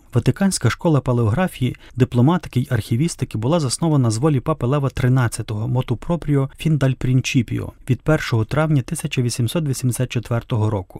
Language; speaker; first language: Ukrainian; native; Ukrainian